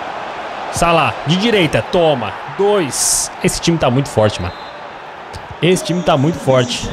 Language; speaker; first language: Portuguese; native; Portuguese